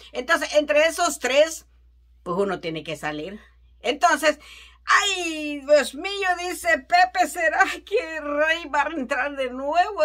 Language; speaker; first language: Spanish; native; Spanish